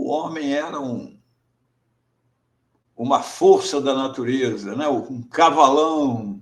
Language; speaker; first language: Portuguese; native; Portuguese